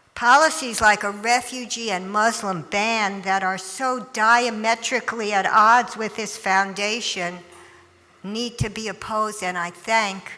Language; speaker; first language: English; native; English